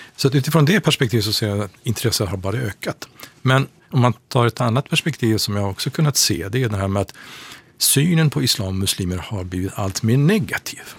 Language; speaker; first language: Swedish; non-native, fluent; Persian